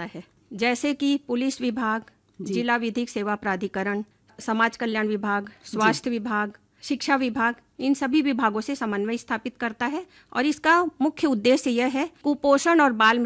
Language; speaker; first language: Hindi; native; Hindi